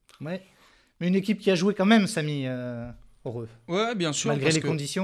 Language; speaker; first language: French; native; French